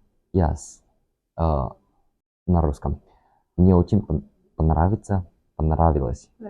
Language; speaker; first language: Russian; non-native, learner; Japanese